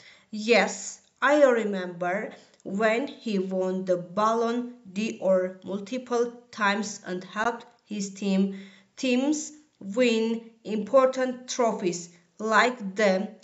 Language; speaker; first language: English; non-native, fluent; Armenian